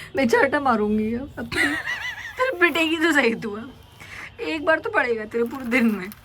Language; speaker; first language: Hindi; native; Hindi